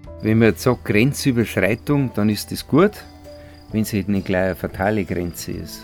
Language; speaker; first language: German; native; German